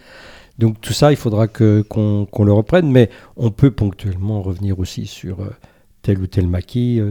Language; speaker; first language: French; native; French